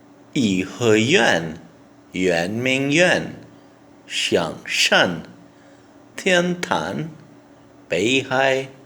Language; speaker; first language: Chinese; non-native, learner; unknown